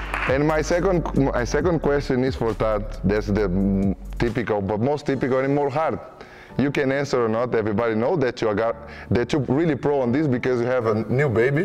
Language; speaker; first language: English; non-native, learner; Portuguese